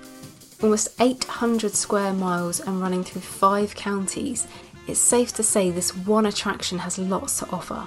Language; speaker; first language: English; native; English